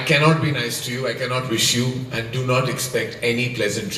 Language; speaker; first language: English; non-native, local second language; Hindi